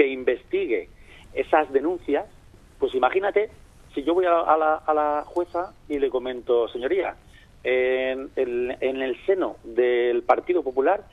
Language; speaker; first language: Spanish; native; Spanish